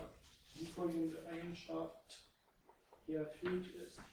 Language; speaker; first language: German; non-native, fluent; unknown